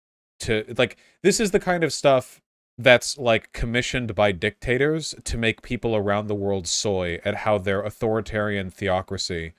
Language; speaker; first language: English; native; English